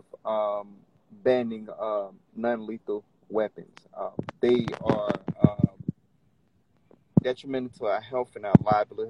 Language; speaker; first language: English; native; English